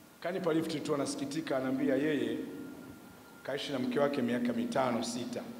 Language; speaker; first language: Swahili; native; Swahili